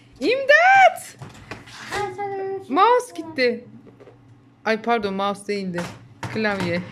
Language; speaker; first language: Turkish; native; Turkish